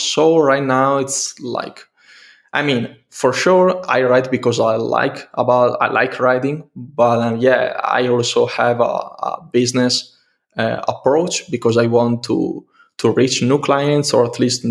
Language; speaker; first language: English; non-native, fluent; Italian